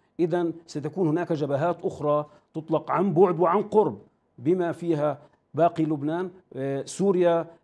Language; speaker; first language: Arabic; native; Arabic